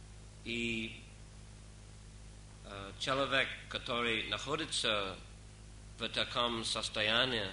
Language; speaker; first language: Russian; non-native, fluent; English